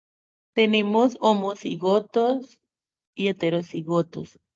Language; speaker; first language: Spanish; native; Spanish